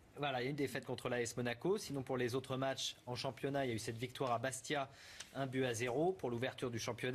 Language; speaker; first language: French; native; French